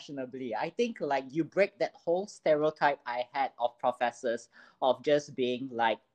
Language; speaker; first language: English; non-native, local second language; Chinese